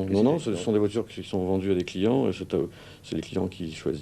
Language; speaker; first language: French; native; French